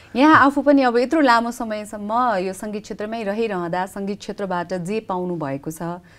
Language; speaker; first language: Nepali; native; Nepali